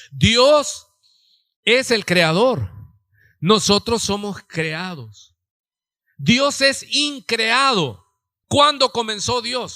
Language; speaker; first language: Spanish; native; Spanish